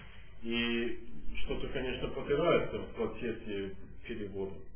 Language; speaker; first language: Russian; non-native, fluent; English